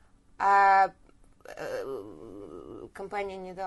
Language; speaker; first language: Russian; early bilingual, heritage; Russian